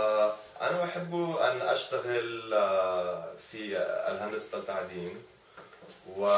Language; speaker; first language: Arabic; early bilingual, other home language; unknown